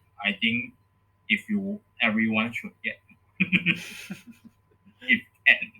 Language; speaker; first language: English; non-native, local second language; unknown